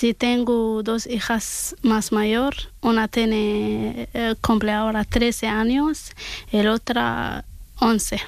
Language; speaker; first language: Spanish; non-native, learner; Arabic